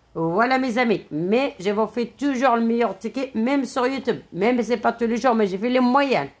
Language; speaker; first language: French; non-native, local second language; Arabic